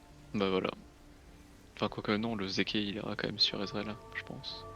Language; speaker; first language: French; native; French